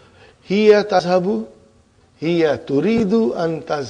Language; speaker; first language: Arabic; non-native, fluent; Urdu